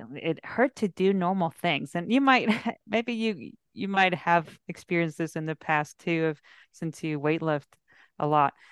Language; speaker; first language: English; early bilingual, heritage; English